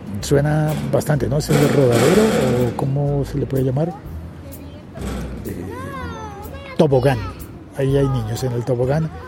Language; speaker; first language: Spanish; native; Spanish